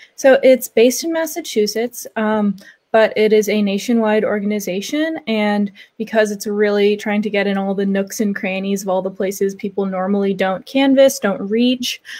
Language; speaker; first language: English; native; English